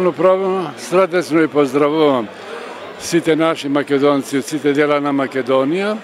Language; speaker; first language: Macedonian; early bilingual, heritage; Macedonian